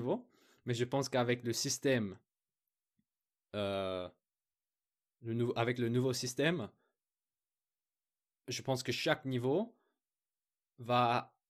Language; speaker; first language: French; non-native, fluent; English